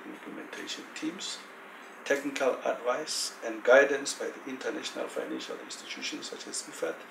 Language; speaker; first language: English; non-native, local second language; Tswana